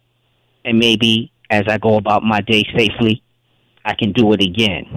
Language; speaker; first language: English; native; English